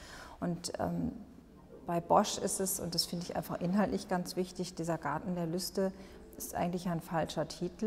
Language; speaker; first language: German; native; German